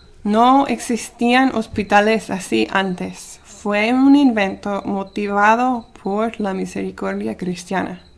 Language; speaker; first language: Spanish; early bilingual, heritage; Spanish